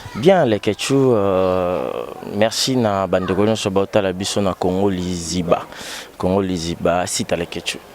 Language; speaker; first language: Lingala; native; Lingala